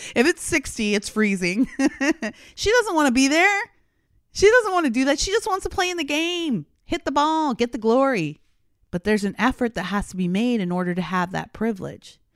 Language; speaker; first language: English; native; English